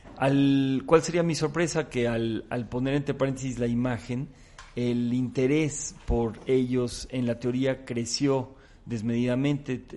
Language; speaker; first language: Spanish; native; Spanish